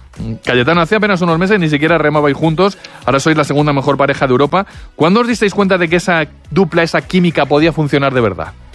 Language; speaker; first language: Spanish; native; Spanish